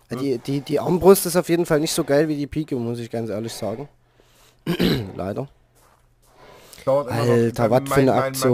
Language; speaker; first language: German; native; German